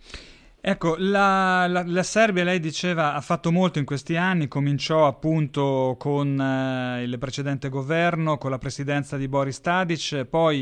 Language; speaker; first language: Italian; native; Italian